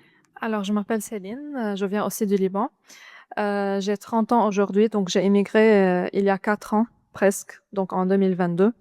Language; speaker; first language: French; non-native, local second language; Arabic